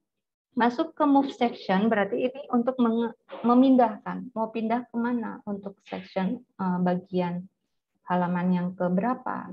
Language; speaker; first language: Indonesian; native; Indonesian